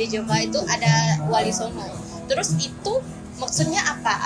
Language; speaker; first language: Indonesian; non-native, learner; Thai